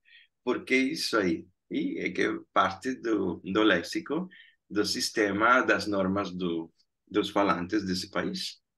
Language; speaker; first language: Portuguese; non-native, fluent; Spanish